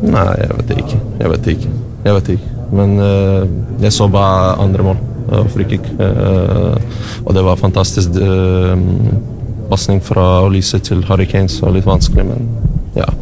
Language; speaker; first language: Norwegian; non-native, learner; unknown